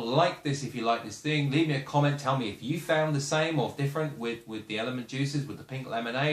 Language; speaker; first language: English; native; English